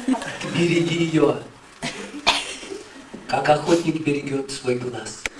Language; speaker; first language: Russian; non-native, fluent; Georgian